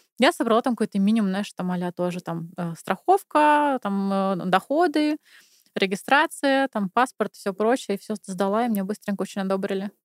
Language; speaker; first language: Russian; native; Russian